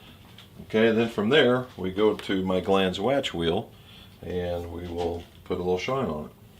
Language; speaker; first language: English; native; English